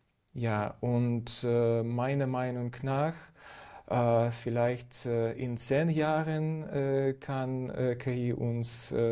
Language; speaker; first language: German; non-native, fluent; Ukrainian